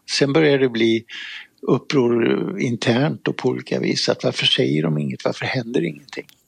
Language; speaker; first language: Swedish; native; Swedish